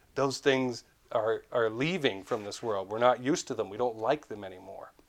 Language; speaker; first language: English; native; English